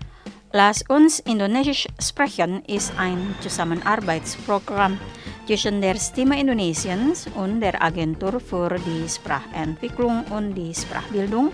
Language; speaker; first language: German; non-native, fluent; Indonesian